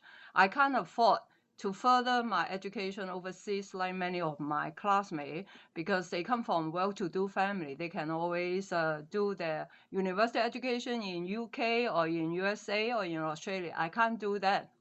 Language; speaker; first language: English; non-native, local second language; Cantonese